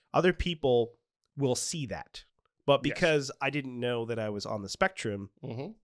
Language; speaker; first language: English; native; English